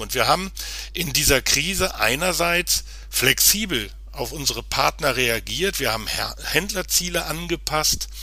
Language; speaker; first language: German; native; German